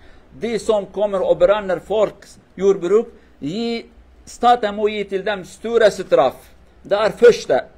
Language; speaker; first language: Norwegian; non-native, learner; Kurdish